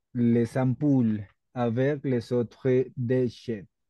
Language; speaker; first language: French; non-native, learner; Spanish